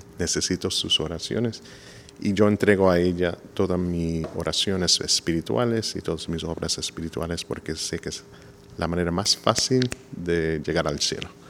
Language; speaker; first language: Spanish; non-native, fluent; English